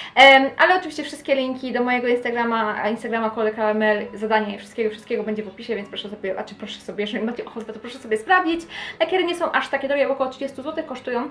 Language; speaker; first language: Polish; native; Polish